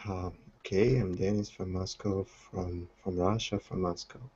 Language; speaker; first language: English; non-native, learner; Russian